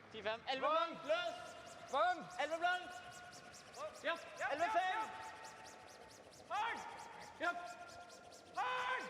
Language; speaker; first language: Norwegian; native; Norwegian